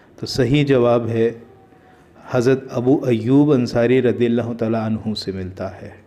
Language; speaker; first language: Hindi; native; Hindi